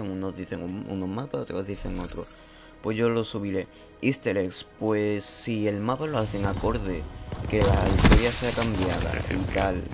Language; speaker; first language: Spanish; native; Spanish